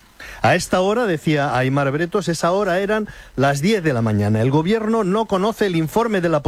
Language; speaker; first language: Spanish; native; Spanish